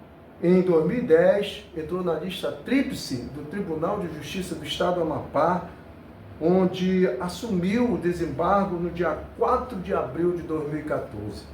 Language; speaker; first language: Portuguese; native; Portuguese